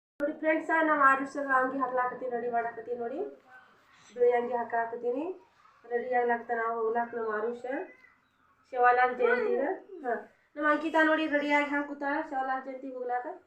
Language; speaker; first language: Kannada; non-native, local second language; Lambadi